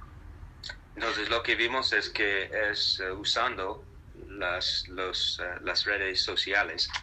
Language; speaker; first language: Spanish; non-native, fluent; English